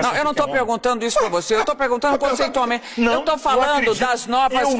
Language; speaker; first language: Portuguese; native; Portuguese